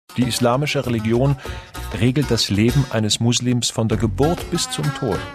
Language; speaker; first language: German; non-native, fluent; Persian